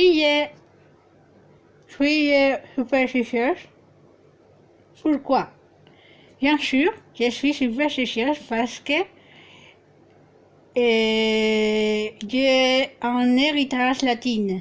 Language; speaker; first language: French; non-native, fluent; Spanish